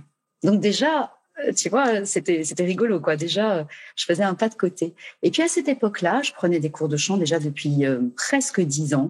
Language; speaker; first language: French; native; French